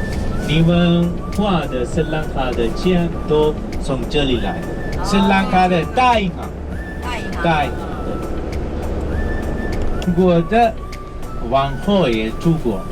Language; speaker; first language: Chinese; non-native, learner; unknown